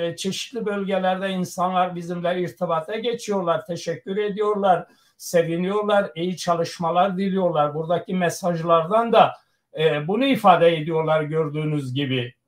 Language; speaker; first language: Turkish; non-native, local second language; Zaza